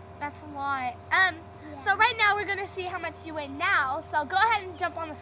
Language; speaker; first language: English; native; English